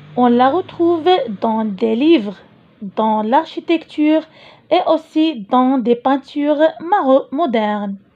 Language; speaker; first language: French; non-native, local second language; Arabic